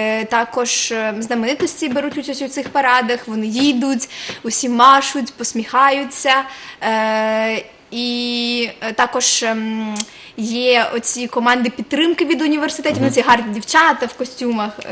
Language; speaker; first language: Ukrainian; native; Ukrainian